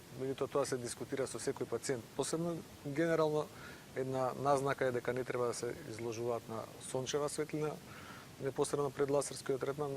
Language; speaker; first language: Macedonian; native; Macedonian